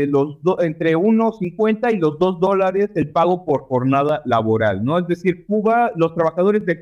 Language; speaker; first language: Spanish; native; Spanish